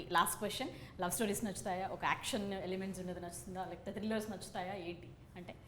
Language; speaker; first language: Telugu; native; Telugu